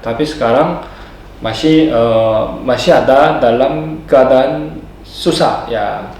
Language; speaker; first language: Indonesian; non-native, fluent; Korean